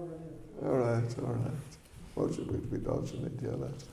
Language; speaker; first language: Russian; non-native, learner; English